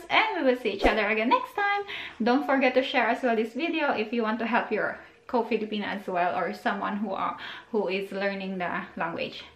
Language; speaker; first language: English; non-native, local second language; Filipino